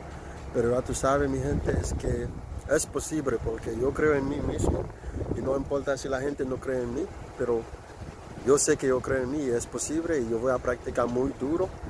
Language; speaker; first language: Spanish; non-native, learner; Haitian Creole